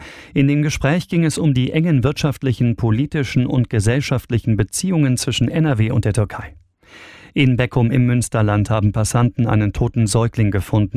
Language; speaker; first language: German; native; German